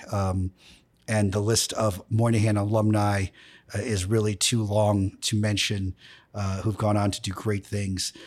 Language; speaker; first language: English; native; English